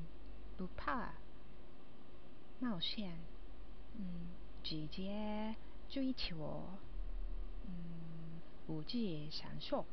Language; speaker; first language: Chinese; non-native, learner; Japanese